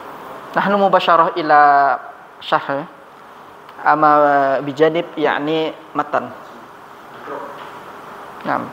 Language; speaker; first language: Arabic; non-native, fluent; Indonesian